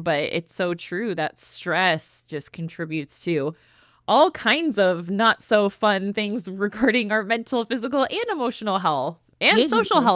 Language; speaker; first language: English; native; English